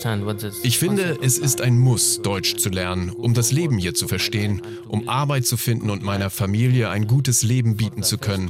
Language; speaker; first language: German; non-native, fluent; Arabic